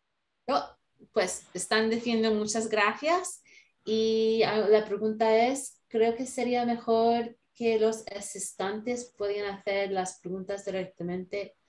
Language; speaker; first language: Spanish; non-native, learner; English